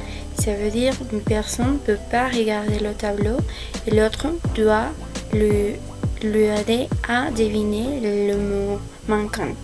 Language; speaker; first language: French; non-native, fluent; Spanish